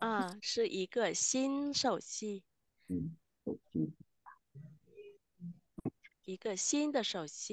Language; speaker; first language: Chinese; non-native, fluent; Vietnamese